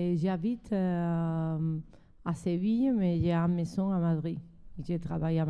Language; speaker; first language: French; non-native, learner; Spanish